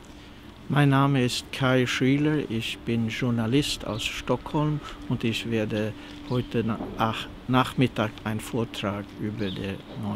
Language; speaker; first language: German; early bilingual, heritage; Swedish